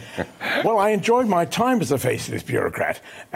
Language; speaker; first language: English; native; English